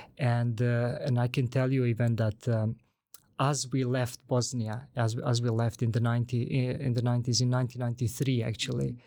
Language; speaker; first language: English; non-native, fluent; Bosnian